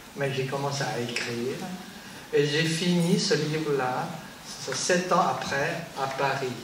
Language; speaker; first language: French; non-native, fluent; Chinese